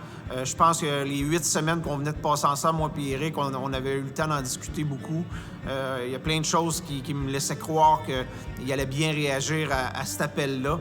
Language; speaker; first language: French; native; French